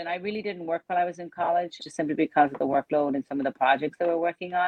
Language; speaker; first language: English; native; English